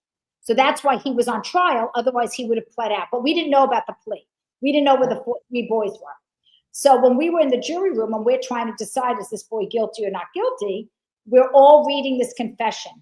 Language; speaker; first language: English; native; English